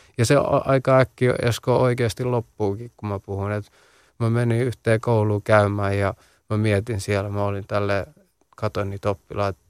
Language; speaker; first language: Finnish; early bilingual, other home language; Central Kurdish